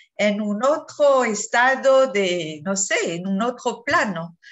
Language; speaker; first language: Spanish; non-native, fluent; French